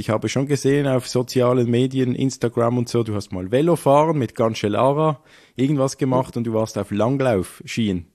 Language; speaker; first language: German; native; German